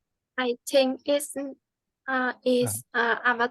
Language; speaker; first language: English; non-native, learner; Vietnamese